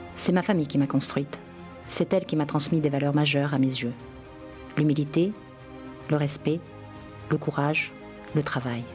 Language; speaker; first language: French; native; French